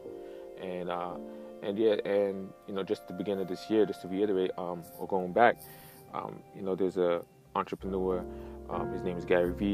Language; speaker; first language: English; native; English